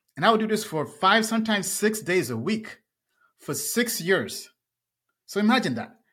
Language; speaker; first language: English; early bilingual, other home language; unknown